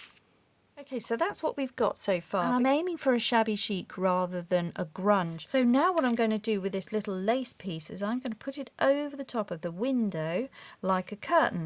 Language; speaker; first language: English; native; English